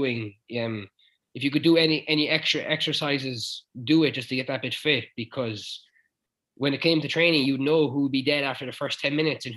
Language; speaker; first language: English; native; English